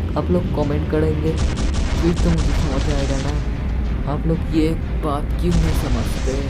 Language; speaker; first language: Hindi; non-native, fluent; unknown